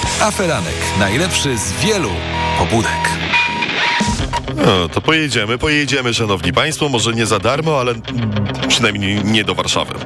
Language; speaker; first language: Polish; native; Polish